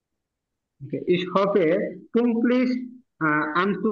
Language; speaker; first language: German; non-native, learner; Bangla